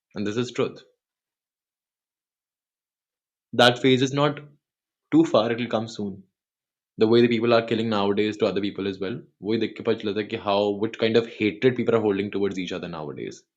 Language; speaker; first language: English; non-native, local second language; Hindi